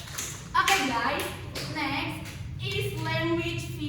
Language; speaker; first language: English; non-native, learner; Indonesian